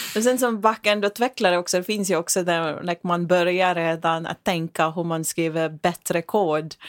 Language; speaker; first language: Swedish; non-native, fluent; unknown